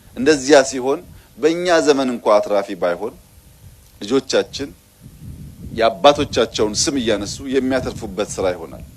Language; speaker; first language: Amharic; non-native, local second language; Oromo